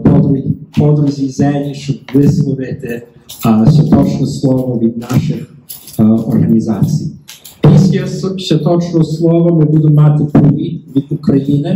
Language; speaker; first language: Ukrainian; early bilingual, heritage; Ukrainian